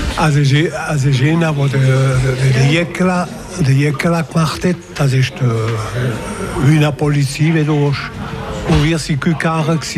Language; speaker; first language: German; non-native, local second language; French